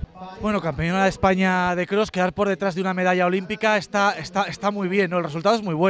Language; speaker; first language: Spanish; native; Spanish